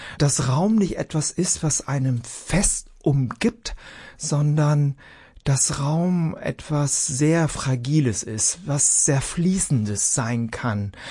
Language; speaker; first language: German; early bilingual, other home language; Vietnamese